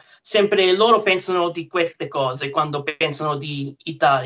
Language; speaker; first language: Italian; early bilingual, heritage; English